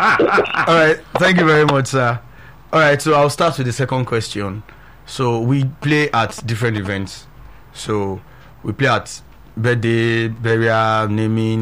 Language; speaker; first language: English; non-native, local second language; Yoruba